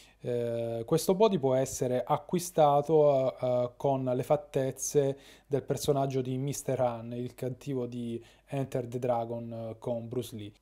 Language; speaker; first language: Italian; native; Italian